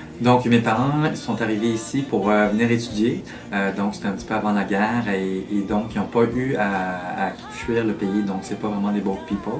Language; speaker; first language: French; early bilingual, other home language; Vietnamese